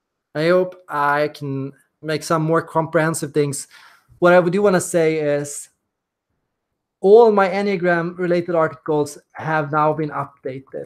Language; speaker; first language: English; non-native, fluent; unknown